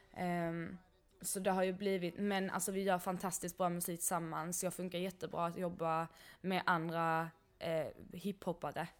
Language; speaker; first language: Swedish; native; Swedish